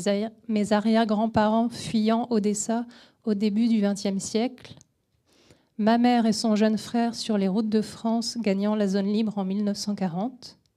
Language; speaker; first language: French; native; French